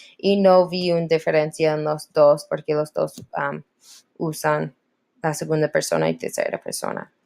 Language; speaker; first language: Spanish; non-native, learner; English